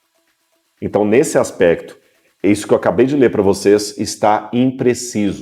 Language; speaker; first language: Portuguese; native; Portuguese